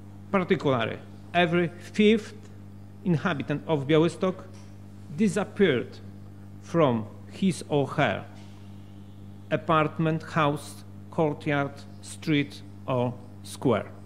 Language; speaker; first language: English; non-native, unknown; Polish